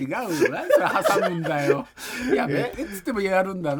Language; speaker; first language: Japanese; native; Japanese